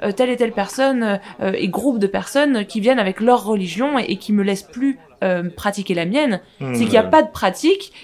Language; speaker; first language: French; native; French